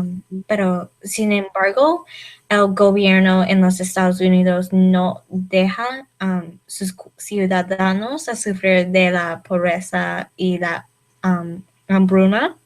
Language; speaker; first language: Spanish; non-native, learner; English